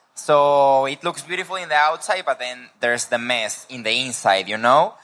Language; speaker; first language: English; non-native, fluent; Spanish